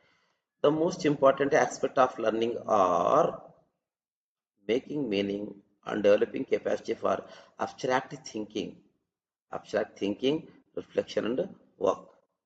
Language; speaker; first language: English; non-native, local second language; Telugu